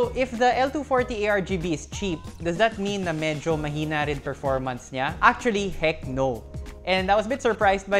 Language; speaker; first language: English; non-native, local second language; Filipino